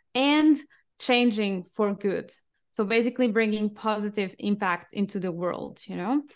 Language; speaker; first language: English; non-native, fluent; Portuguese